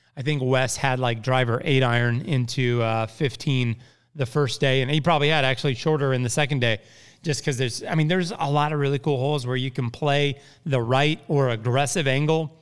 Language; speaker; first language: English; native; English